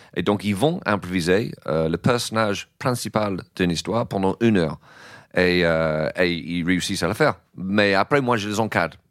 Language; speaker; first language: French; non-native, fluent; English